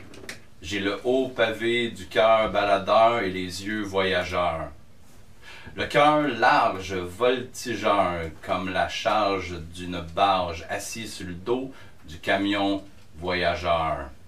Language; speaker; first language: French; native; French